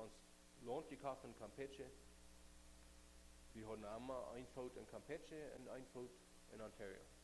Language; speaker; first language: German; non-native, learner; Plautdietsch